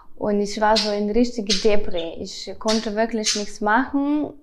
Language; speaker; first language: German; non-native, fluent; Russian